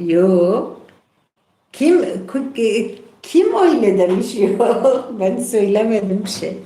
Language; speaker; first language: Turkish; non-native, local second language; Kurdish